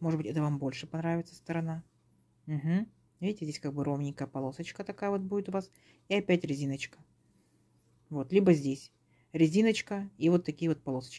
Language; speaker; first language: Russian; native; Russian